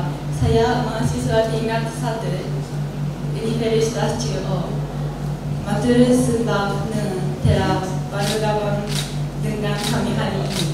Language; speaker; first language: Indonesian; non-native, learner; Japanese